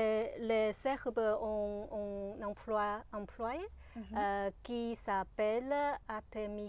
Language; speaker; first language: French; non-native, learner; Chinese